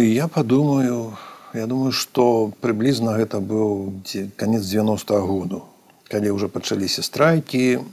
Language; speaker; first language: Belarusian; native; Belarusian